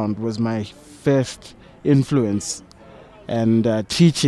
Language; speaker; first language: English; non-native, local second language; Zulu